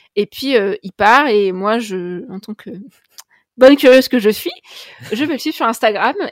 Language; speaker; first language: French; native; French